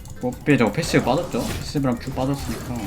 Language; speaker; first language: Korean; native; Korean